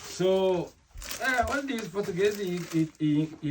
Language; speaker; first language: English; non-native, learner; Portuguese